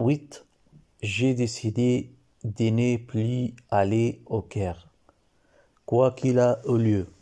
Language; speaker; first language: French; non-native, learner; Arabic